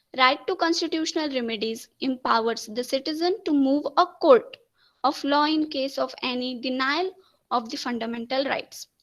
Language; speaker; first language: English; non-native, local second language; Marathi